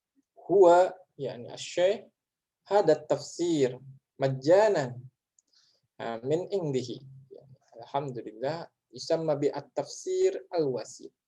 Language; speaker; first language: Arabic; non-native, fluent; Indonesian